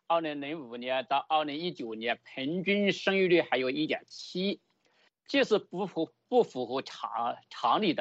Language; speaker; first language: Chinese; native; Chinese